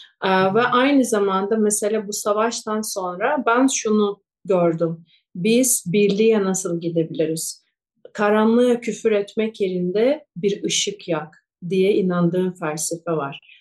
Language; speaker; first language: Turkish; non-native, fluent; Russian